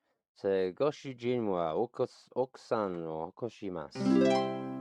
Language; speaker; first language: Japanese; non-native, learner; English